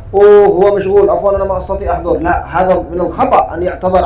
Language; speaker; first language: Arabic; native; Arabic